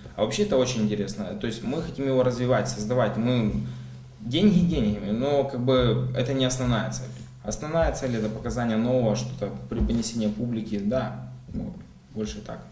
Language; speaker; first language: Russian; native; Russian